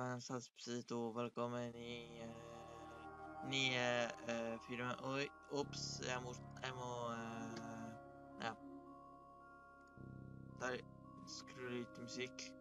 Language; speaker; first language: Norwegian; early bilingual, other home language; Polish